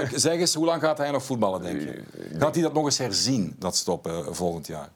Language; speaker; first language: Dutch; native; Dutch